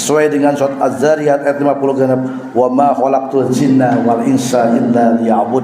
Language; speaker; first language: Indonesian; native; Indonesian